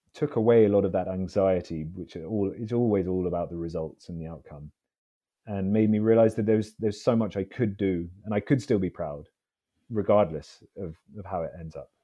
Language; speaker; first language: English; native; English